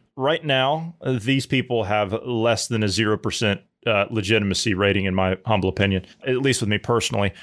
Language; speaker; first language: English; native; English